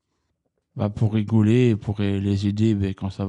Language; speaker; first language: French; native; French